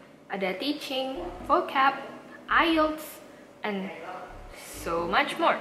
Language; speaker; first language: English; non-native, fluent; Indonesian